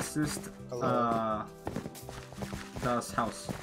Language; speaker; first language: German; non-native, learner; English